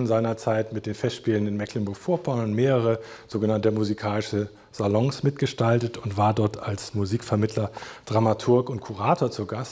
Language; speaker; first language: German; native; German